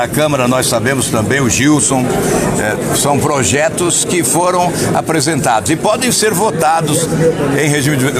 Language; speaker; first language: Portuguese; native; Portuguese